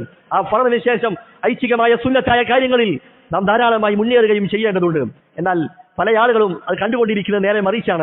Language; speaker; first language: Malayalam; native; Malayalam